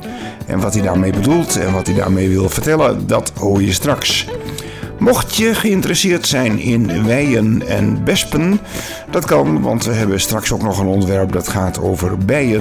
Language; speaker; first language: Dutch; native; Dutch